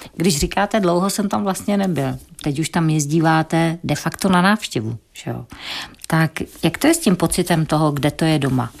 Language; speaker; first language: Czech; native; Czech